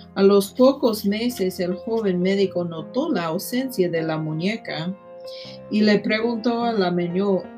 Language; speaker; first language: Spanish; non-native, fluent; English